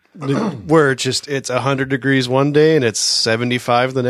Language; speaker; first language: English; native; English